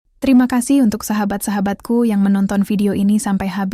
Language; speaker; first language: Indonesian; native; Indonesian